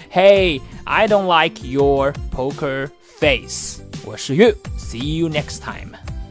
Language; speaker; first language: English; non-native, fluent; Chinese